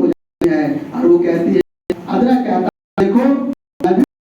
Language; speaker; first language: Hindi; native; Hindi